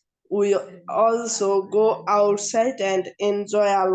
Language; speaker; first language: English; non-native, learner; Bangla